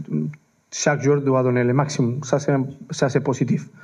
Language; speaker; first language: French; non-native, fluent; Spanish